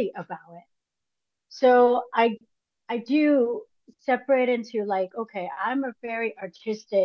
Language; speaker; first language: English; non-native, local second language; Cantonese